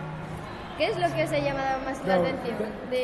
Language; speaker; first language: Spanish; native; Spanish